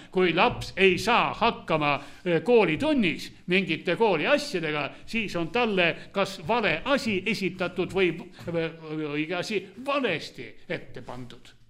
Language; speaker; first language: Estonian; non-native, local second language; Russian